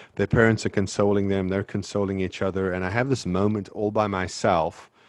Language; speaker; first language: English; native; English